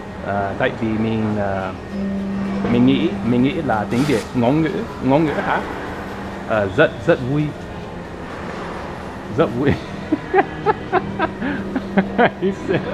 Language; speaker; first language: Vietnamese; non-native, learner; English